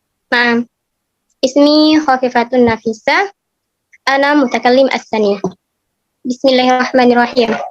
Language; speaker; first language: Arabic; non-native, learner; Indonesian